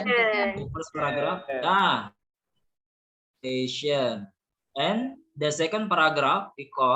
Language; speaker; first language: English; non-native, learner; Indonesian